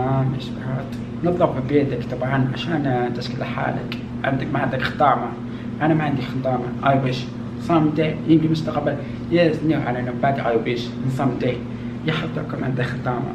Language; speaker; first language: Arabic; non-native, learner; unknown